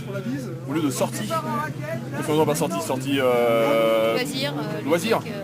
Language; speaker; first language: French; native; French